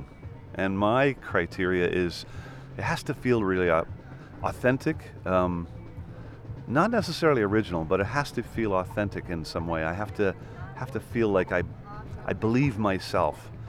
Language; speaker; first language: English; native; English